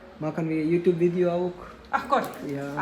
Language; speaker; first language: German; non-native, learner; Gujarati